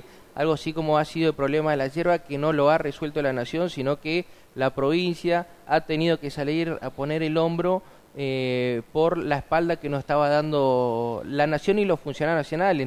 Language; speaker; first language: Spanish; native; Spanish